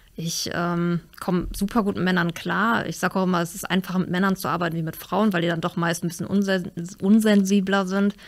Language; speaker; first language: German; native; German